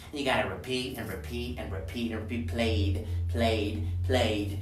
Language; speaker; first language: English; non-native, fluent; Spanish